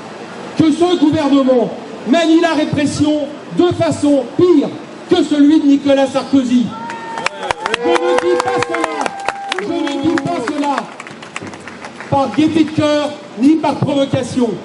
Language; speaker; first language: French; native; French